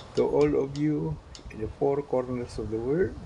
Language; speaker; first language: English; non-native, local second language; Filipino